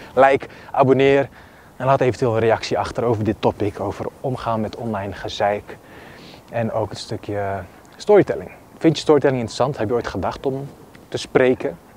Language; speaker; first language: Dutch; early bilingual, other home language; Bosnian